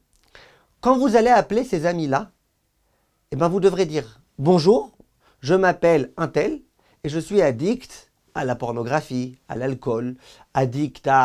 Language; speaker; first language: French; native; French